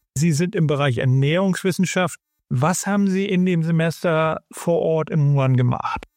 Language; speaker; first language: German; native; German